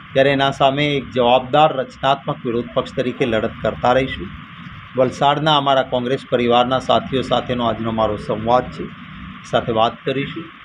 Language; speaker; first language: Gujarati; native; Gujarati